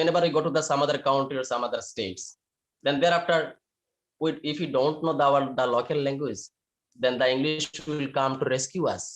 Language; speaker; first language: English; non-native, local second language; Bangla